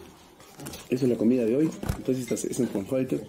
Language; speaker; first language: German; non-native, fluent; Spanish